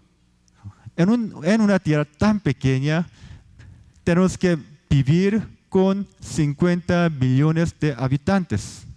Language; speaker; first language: Spanish; non-native, fluent; Korean